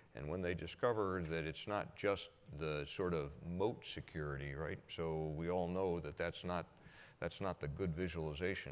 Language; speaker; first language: English; native; English